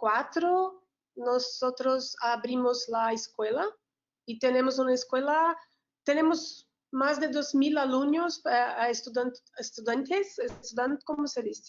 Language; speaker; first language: Spanish; non-native, learner; Portuguese